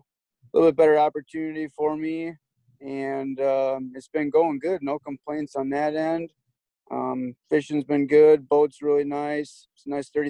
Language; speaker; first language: English; native; English